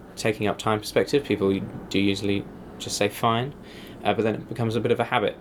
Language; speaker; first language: English; native; English